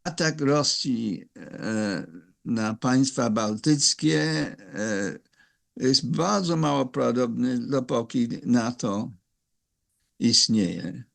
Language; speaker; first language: Polish; non-native, fluent; English